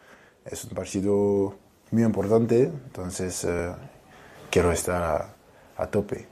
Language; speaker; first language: Spanish; non-native, fluent; French